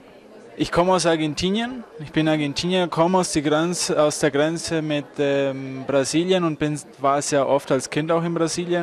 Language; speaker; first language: German; non-native, fluent; Spanish